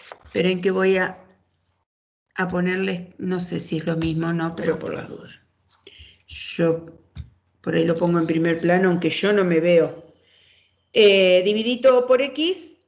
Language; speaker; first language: Spanish; native; Spanish